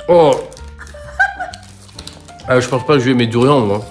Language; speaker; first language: French; native; French